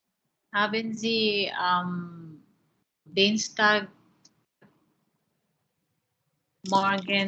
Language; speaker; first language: German; non-native, learner; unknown